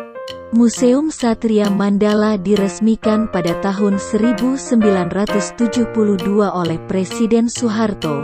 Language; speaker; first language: Indonesian; native; Indonesian